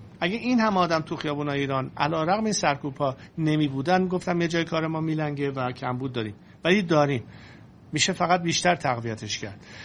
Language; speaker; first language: Persian; native; Persian